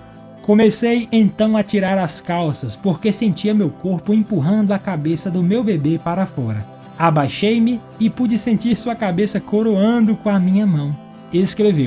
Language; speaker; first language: Portuguese; native; Portuguese